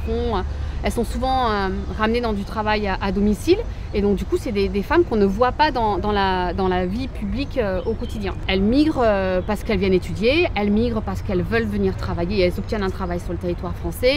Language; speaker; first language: French; native; French